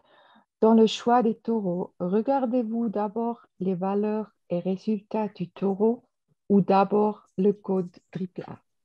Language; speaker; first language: French; non-native, fluent; German